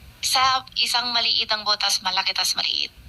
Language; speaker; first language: Filipino; non-native, learner; Chinese